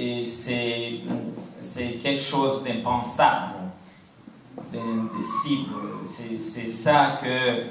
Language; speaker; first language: French; non-native, local second language; Kinyarwanda